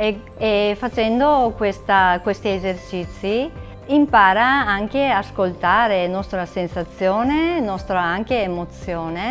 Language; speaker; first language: Italian; non-native, fluent; Japanese